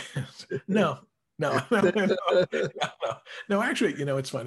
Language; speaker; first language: English; native; English